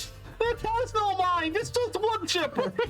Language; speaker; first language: English; native; English